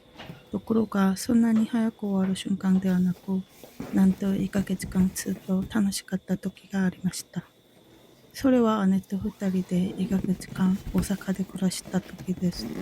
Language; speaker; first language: Japanese; non-native, fluent; Korean